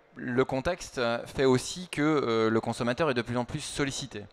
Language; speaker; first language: French; native; French